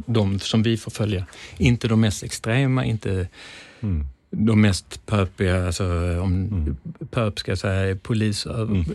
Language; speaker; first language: Swedish; native; Swedish